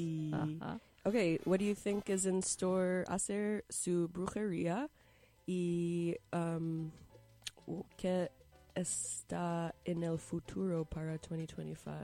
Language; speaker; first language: Spanish; non-native, learner; English